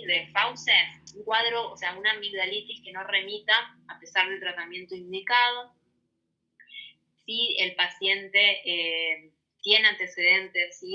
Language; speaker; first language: Spanish; native; Spanish